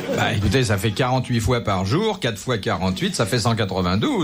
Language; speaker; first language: French; native; French